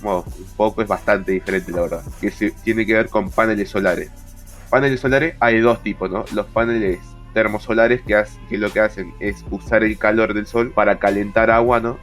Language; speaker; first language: Spanish; native; Spanish